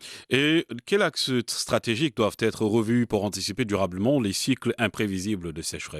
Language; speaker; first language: French; non-native, local second language; Arabic